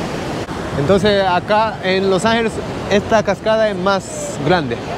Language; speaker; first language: Spanish; non-native, learner; Japanese